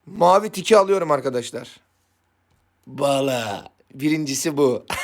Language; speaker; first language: Turkish; native; Turkish